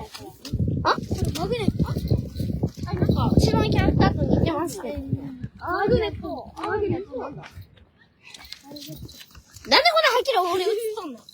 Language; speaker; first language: Japanese; native; Japanese